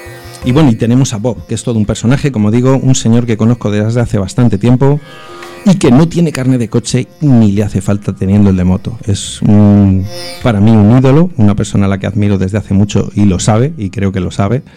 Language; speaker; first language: Spanish; native; Spanish